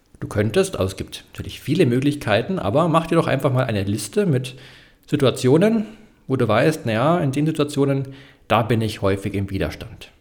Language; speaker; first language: German; native; German